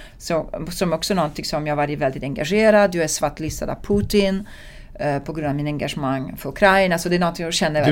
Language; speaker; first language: Swedish; non-native, fluent; Italian